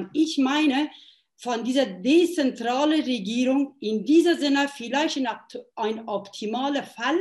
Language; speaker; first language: German; non-native, fluent; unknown